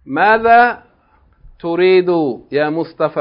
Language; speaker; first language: Arabic; non-native, fluent; English